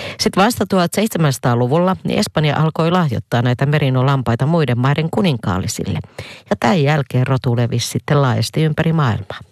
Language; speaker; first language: Finnish; native; Finnish